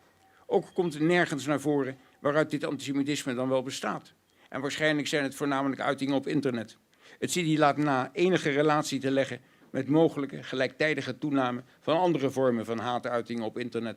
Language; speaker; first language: Dutch; native; Dutch